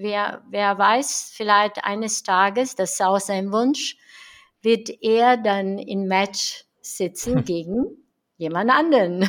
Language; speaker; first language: German; non-native, fluent; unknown